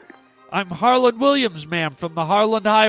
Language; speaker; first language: English; native; English